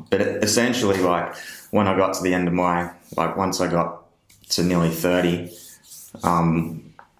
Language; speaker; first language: English; native; English